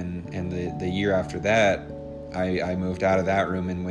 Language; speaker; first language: English; native; English